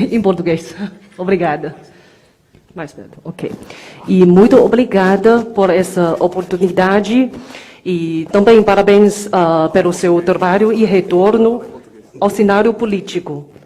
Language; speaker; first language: Portuguese; non-native, fluent; Chinese